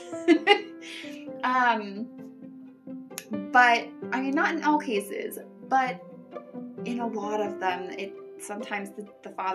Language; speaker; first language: English; native; English